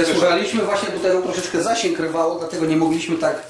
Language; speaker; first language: Polish; native; Polish